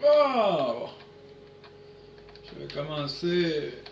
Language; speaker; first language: French; native; French